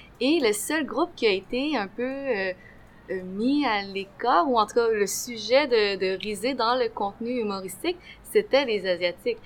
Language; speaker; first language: French; native; French